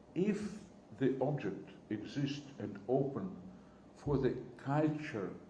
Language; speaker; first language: English; non-native, learner; Russian